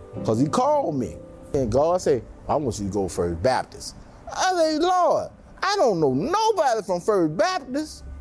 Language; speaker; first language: English; native; English